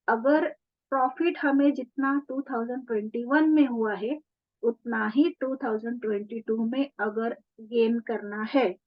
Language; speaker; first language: Hindi; non-native, local second language; Marathi